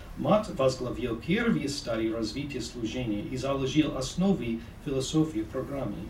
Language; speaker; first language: Russian; non-native, fluent; English